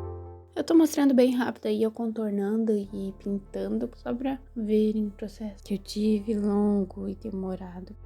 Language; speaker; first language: Portuguese; native; Portuguese